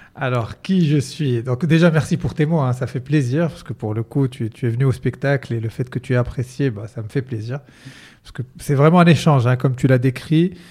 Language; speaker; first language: French; non-native, local second language; Arabic